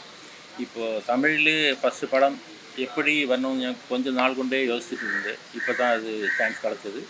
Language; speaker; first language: Tamil; non-native, learner; Malayalam